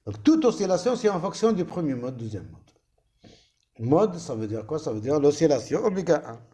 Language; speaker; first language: French; non-native, local second language; Arabic